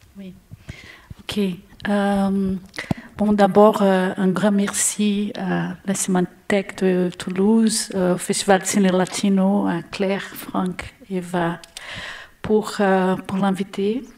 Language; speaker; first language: French; non-native, learner; Portuguese